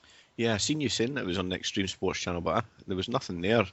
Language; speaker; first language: English; native; English